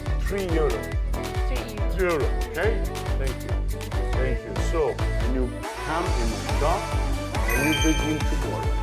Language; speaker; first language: English; non-native, learner; Italian